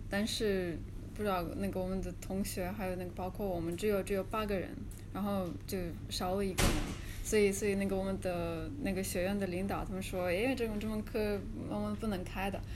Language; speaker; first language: Chinese; non-native, fluent; Russian